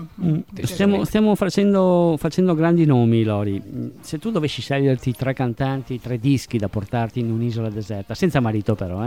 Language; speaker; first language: Italian; native; Italian